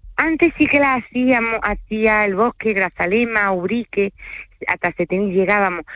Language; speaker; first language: Spanish; early bilingual, other home language; French